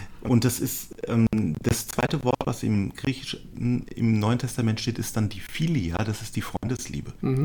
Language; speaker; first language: German; native; German